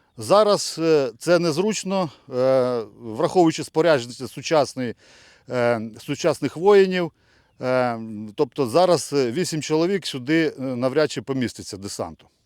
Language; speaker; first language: Ukrainian; non-native, local second language; Russian